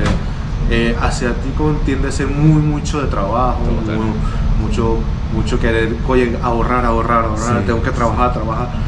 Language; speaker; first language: Spanish; native; Spanish